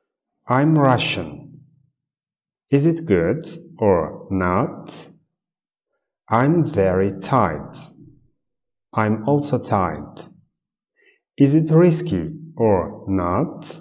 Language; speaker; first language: English; non-native, fluent; Uzbek